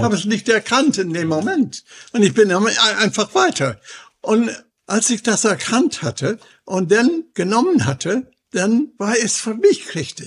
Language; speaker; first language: German; non-native, fluent; English